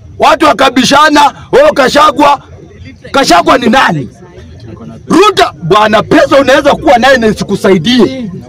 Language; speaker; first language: Swahili; native; Swahili